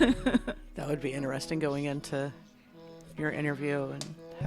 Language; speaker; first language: English; native; English